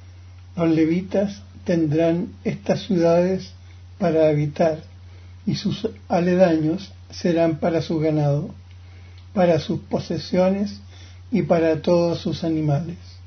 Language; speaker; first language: Spanish; native; Spanish